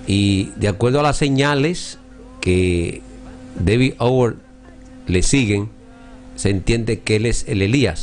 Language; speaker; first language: Spanish; native; Spanish